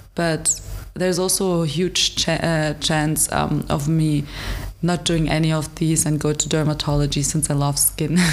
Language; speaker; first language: English; non-native, fluent; German